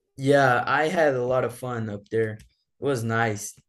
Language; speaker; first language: English; non-native, fluent; Portuguese